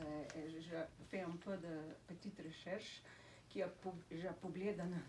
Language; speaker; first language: French; non-native, fluent; Slovenian